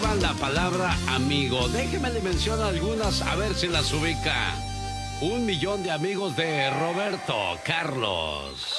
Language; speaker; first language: Spanish; native; Spanish